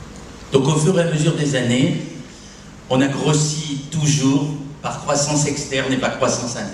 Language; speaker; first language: French; native; French